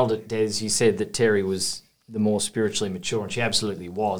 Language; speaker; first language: English; native; English